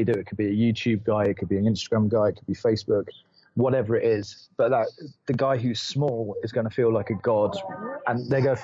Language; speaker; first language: English; native; English